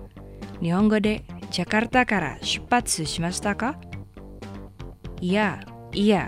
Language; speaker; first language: Japanese; non-native, fluent; Indonesian